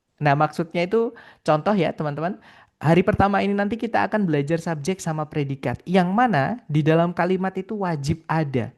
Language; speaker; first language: Indonesian; non-native, local second language; Javanese